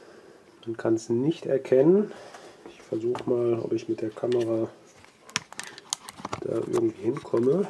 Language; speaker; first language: German; native; German